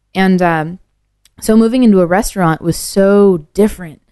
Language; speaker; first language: English; native; English